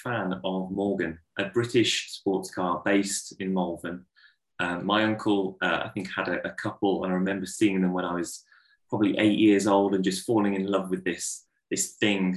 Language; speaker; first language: English; native; English